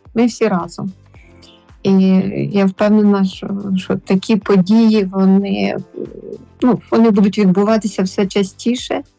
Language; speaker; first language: Ukrainian; native; Ukrainian